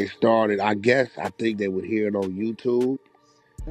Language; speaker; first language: English; native; English